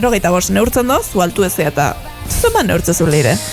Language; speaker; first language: Basque; native; Basque